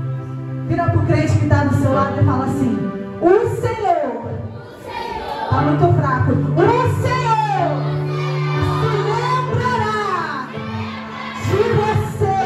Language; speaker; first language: Portuguese; native; Portuguese